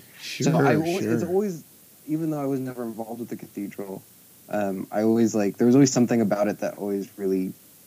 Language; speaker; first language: English; native; English